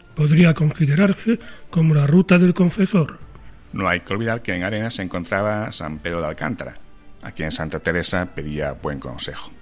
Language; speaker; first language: Spanish; native; Spanish